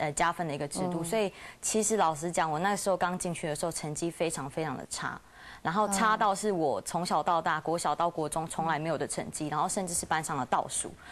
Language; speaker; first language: Chinese; native; Chinese